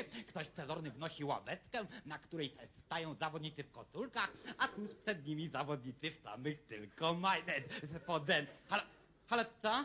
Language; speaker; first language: Polish; native; Polish